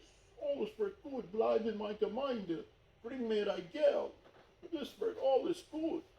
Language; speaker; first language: German; non-native, fluent; English